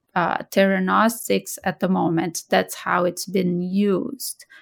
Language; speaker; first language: English; non-native, fluent; Portuguese